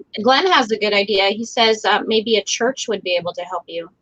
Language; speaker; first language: English; native; English